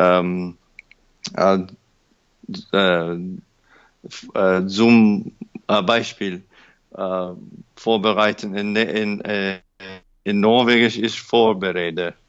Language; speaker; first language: German; non-native, learner; English